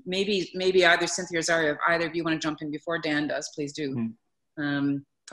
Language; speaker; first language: English; native; English